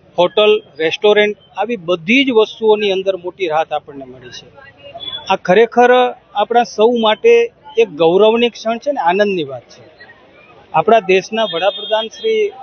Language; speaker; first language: Gujarati; native; Gujarati